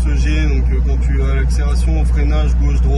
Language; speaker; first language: French; native; French